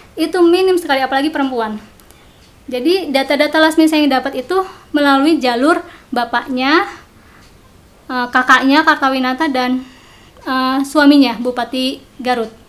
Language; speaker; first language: Indonesian; non-native, local second language; Sundanese